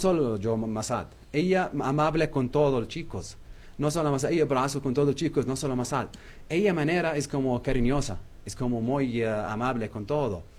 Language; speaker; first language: Spanish; non-native, learner; Arabic